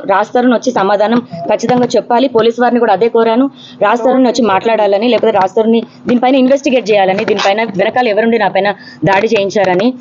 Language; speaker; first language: Telugu; native; Telugu